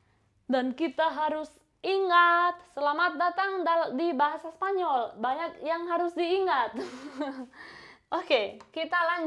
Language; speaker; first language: Indonesian; non-native, fluent; Spanish